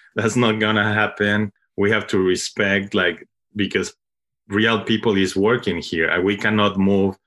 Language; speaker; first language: English; non-native, fluent; Spanish